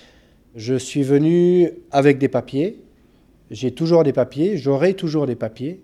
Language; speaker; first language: French; non-native, local second language; Arabic